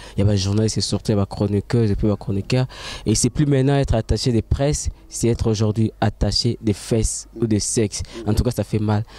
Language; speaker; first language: French; non-native, local second language; Lingala